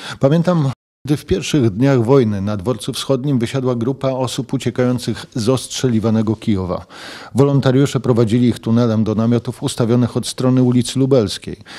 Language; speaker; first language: Polish; native; Polish